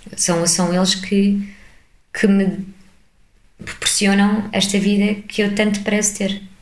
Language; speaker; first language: Portuguese; early bilingual, heritage; English